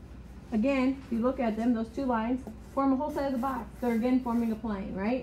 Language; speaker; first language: English; native; English